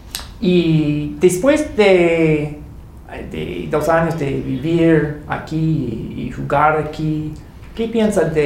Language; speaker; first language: Spanish; non-native, learner; English